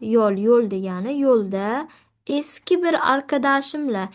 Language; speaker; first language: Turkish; non-native, fluent; Uzbek